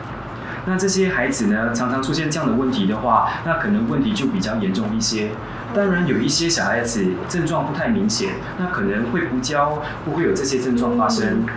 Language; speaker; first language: Chinese; native; Chinese